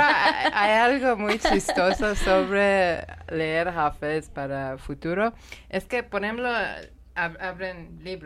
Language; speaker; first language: Spanish; non-native, learner; Persian